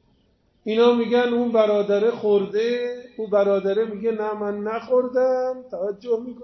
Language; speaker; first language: Persian; native; Persian